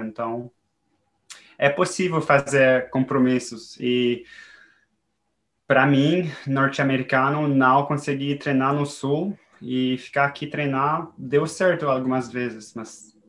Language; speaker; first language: Portuguese; non-native, fluent; French